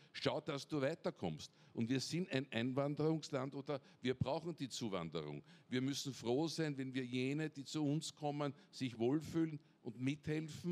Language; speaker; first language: German; native; German